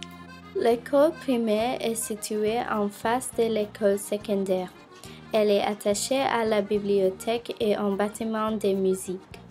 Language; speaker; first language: French; non-native, learner; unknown